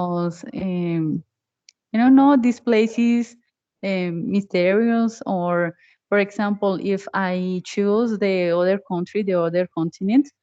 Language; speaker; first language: English; non-native, learner; Spanish